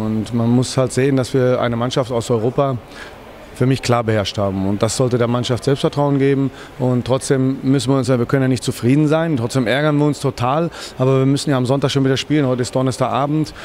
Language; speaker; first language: German; native; German